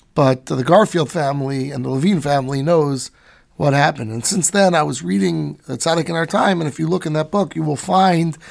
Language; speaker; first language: English; native; English